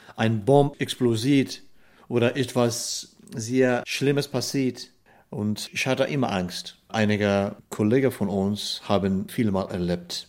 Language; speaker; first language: German; non-native, learner; Persian